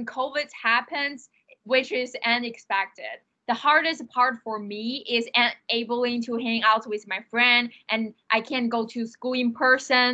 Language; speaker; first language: English; non-native, fluent; Chinese